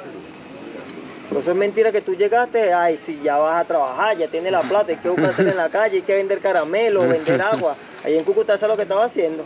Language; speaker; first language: Spanish; native; Spanish